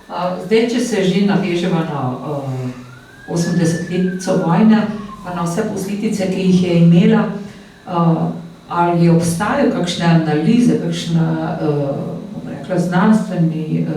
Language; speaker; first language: Slovenian; native; Slovenian